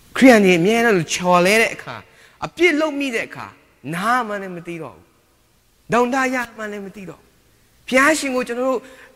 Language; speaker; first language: Burmese; non-native, local second language; Kachin